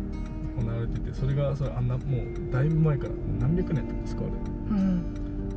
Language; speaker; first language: Japanese; native; Japanese